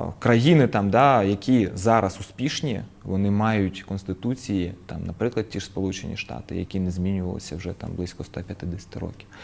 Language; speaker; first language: Ukrainian; non-native, local second language; Russian